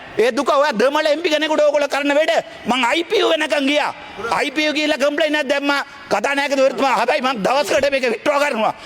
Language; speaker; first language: Sinhala; non-native, local second language; Tamil